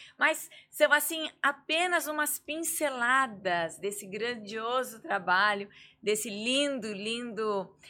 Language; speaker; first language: Portuguese; native; Portuguese